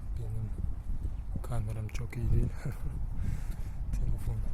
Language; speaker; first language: Turkish; non-native, learner; Bashkir